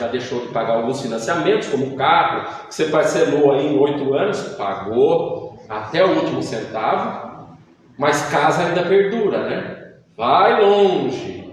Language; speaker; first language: Portuguese; native; Portuguese